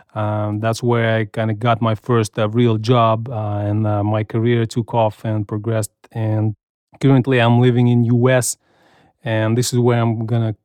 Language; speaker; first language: English; non-native, fluent; Russian